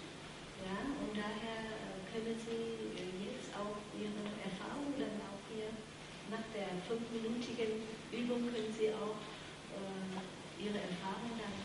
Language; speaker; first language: German; non-native, fluent; Vietnamese